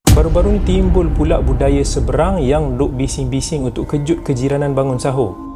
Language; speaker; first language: Malay; native; Malay